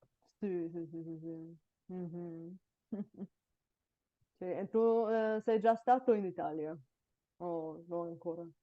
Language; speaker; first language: Italian; non-native, learner; Bulgarian